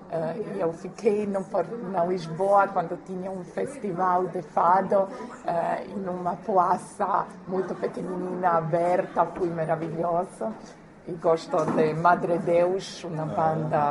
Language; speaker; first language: Portuguese; non-native, learner; Croatian